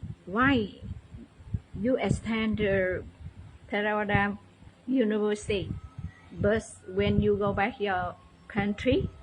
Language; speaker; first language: English; non-native, learner; Vietnamese